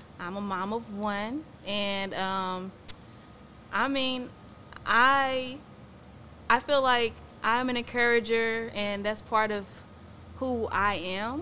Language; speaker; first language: English; native; English